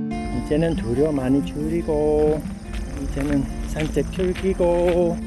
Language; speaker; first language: Korean; non-native, fluent; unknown